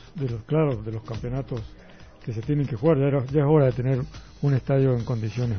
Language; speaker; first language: Spanish; native; Spanish